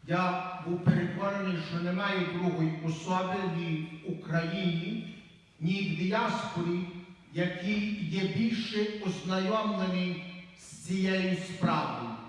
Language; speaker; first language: Ukrainian; native; Ukrainian